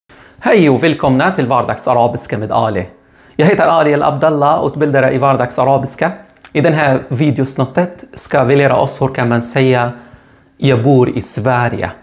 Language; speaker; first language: Swedish; non-native, fluent; Arabic